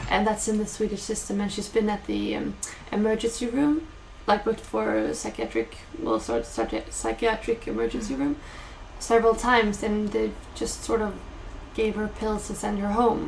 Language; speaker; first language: English; non-native, fluent; Swedish